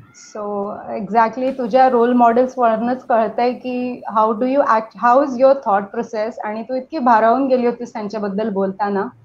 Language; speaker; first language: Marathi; native; Marathi